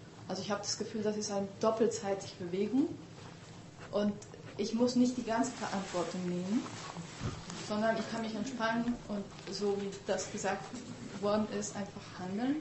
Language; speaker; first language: German; non-native, fluent; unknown